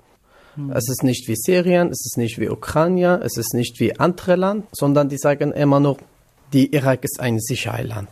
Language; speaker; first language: German; non-native, learner; Kurdish